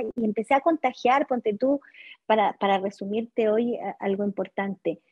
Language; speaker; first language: Spanish; native; Spanish